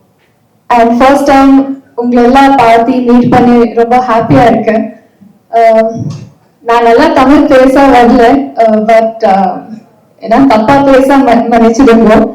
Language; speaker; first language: Tamil; non-native, learner; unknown